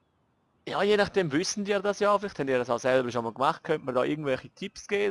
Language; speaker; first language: German; native; German